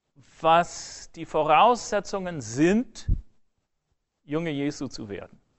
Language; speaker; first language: German; non-native, fluent; English